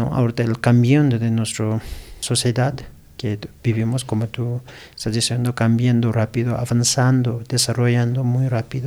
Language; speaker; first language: Spanish; non-native, learner; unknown